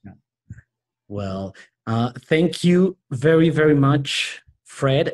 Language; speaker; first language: English; non-native, fluent; Spanish